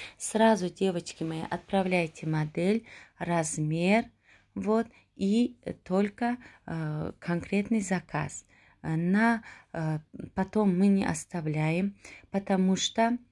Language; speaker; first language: Russian; non-native, local second language; Tajik